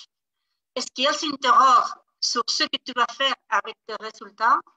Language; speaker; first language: French; non-native, fluent; Spanish